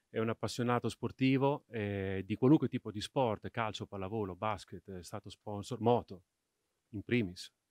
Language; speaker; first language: Italian; native; Italian